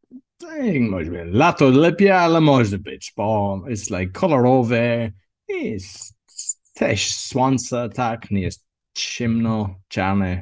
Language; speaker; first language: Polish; non-native, learner; English